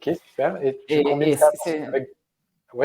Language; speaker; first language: French; native; French